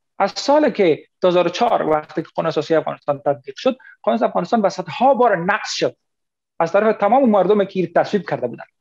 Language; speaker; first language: Persian; non-native, local second language; Pashto